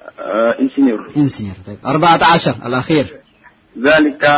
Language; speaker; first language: Arabic; non-native, fluent; Indonesian